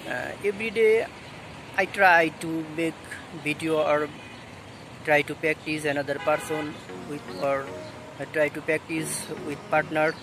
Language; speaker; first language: English; non-native, learner; Bangla